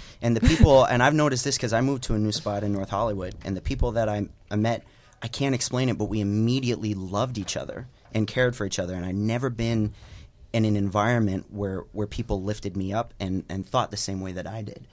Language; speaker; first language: English; non-native, local second language; Filipino